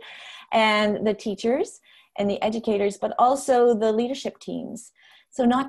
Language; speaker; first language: English; non-native, fluent; Dutch